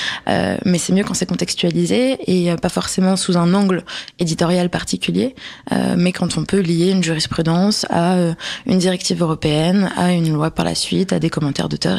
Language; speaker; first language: French; native; French